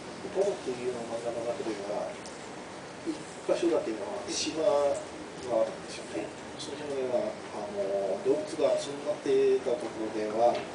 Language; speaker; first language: Japanese; non-native, fluent; English